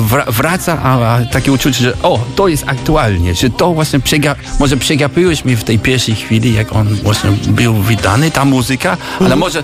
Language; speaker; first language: Polish; non-native, learner; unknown